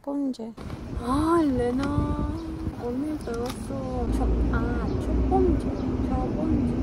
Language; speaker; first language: Korean; non-native, learner; Ukrainian